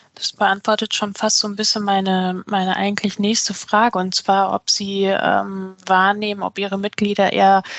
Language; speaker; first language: German; native; German